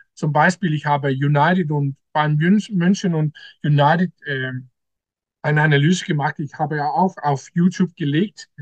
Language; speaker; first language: German; non-native, learner; Danish